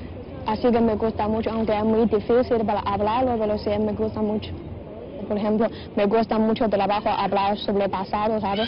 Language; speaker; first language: Spanish; non-native, learner; Chinese